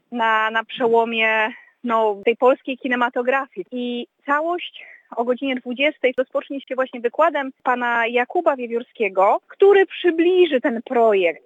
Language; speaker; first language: Polish; native; Polish